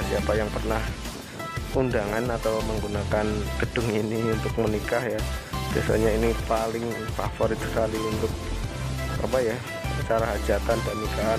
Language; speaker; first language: Indonesian; non-native, local second language; Javanese